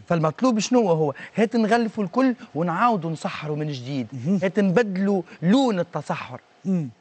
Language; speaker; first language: Arabic; native; Arabic